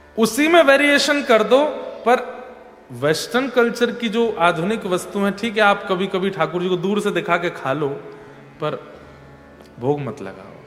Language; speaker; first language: Hindi; native; Hindi